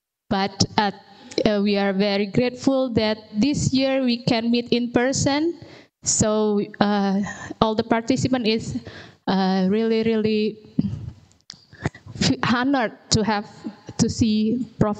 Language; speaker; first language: English; non-native, fluent; Indonesian